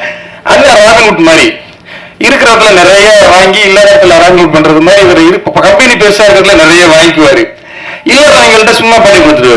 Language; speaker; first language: Tamil; native; Tamil